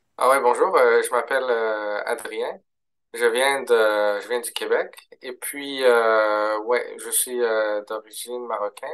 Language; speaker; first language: French; early bilingual, other home language; Arabic